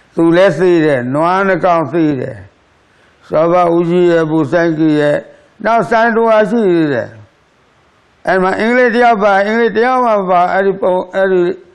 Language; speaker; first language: Burmese; non-native, local second language; Karen languages